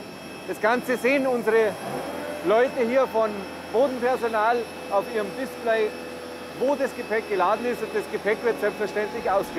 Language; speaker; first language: German; native; German